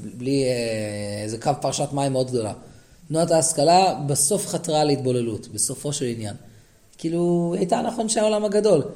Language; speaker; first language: Hebrew; native; Hebrew